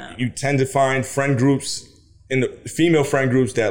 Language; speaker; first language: English; native; English